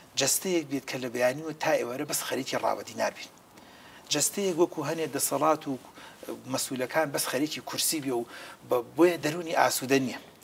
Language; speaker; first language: Central Kurdish; native; Central Kurdish